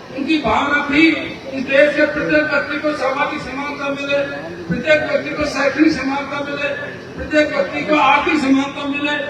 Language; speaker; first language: Hindi; native; Hindi